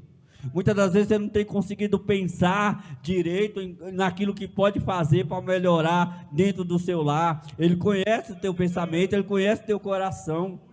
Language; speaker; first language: Portuguese; native; Portuguese